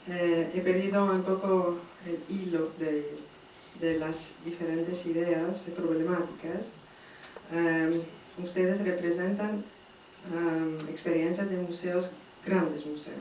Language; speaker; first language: Spanish; non-native, fluent; French